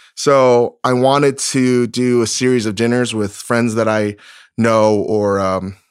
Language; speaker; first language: English; native; English